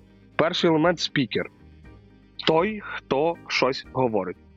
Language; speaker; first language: Ukrainian; native; Ukrainian